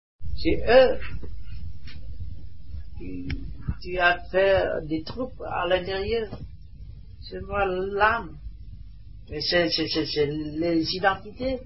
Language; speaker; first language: French; non-native, learner; Vietnamese